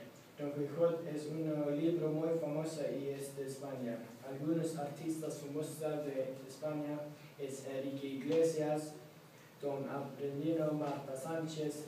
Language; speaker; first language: Spanish; non-native, learner; Swedish